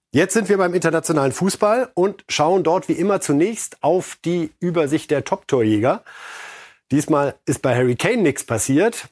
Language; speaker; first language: German; native; German